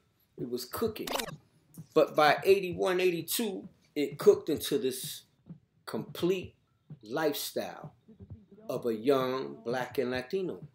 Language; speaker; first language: English; native; English